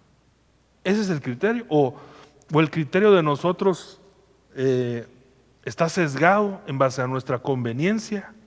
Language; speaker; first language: Spanish; native; Spanish